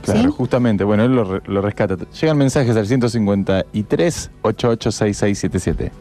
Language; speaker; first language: Spanish; native; Spanish